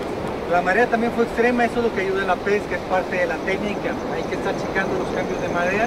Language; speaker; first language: Spanish; native; Spanish